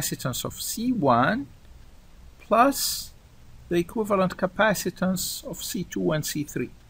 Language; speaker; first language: English; non-native, fluent; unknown